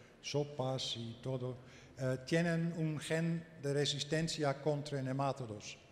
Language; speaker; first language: Spanish; non-native, learner; Dutch